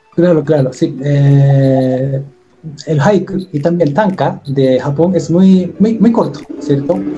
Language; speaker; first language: Spanish; non-native, learner; Japanese